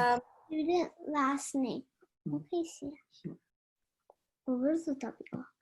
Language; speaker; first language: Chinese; early bilingual, heritage; Chinese